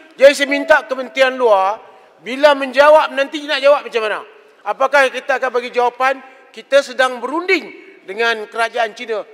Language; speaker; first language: Malay; native; Malay